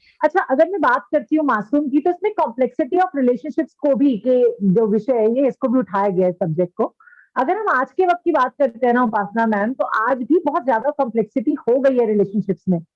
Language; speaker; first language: Hindi; native; Hindi